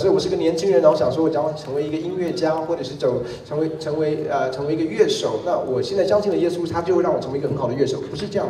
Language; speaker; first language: Chinese; native; Chinese